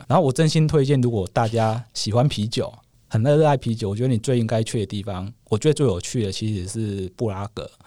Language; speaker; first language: Chinese; native; Chinese